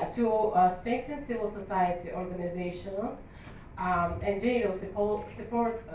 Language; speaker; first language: English; non-native, fluent; Azerbaijani